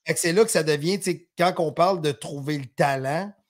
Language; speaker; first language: French; native; French